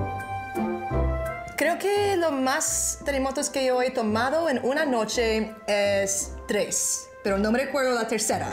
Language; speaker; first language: Spanish; non-native, fluent; English